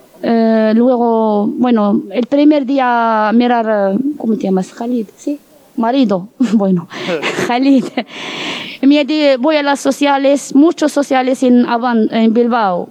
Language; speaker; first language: Spanish; non-native, learner; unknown